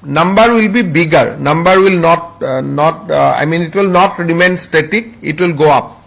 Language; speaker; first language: English; non-native, local second language; Assamese